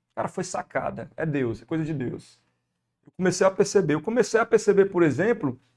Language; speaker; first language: Portuguese; native; Portuguese